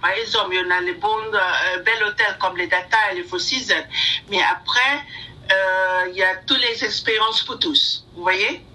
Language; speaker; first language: French; non-native, learner; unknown